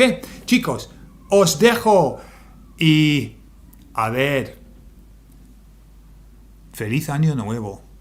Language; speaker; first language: Spanish; non-native, fluent; English